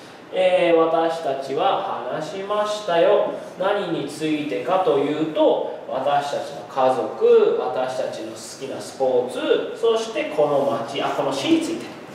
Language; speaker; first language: Japanese; native; Japanese